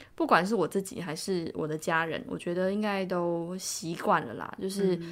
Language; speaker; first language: Chinese; native; Chinese